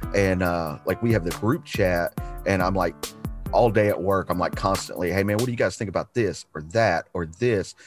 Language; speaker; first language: English; native; English